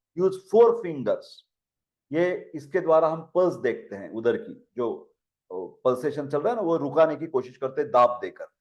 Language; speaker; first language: Hindi; non-native, local second language; Marathi